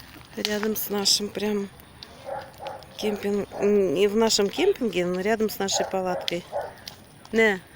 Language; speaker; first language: Russian; non-native, local second language; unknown